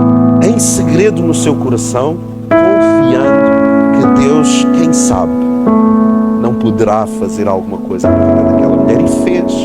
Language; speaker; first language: Portuguese; native; Portuguese